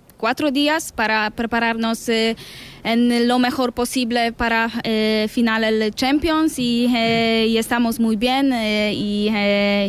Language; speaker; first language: Spanish; non-native, learner; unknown